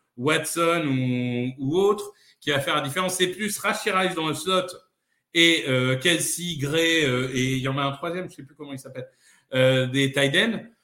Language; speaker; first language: French; native; French